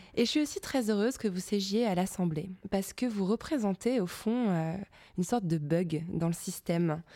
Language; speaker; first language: French; native; French